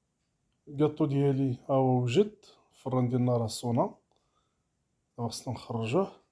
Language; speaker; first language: Arabic; native; Arabic